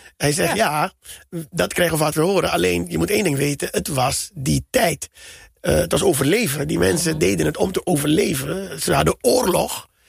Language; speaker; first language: Dutch; native; Dutch